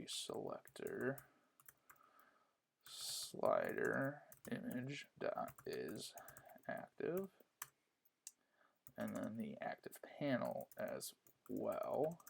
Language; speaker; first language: English; native; English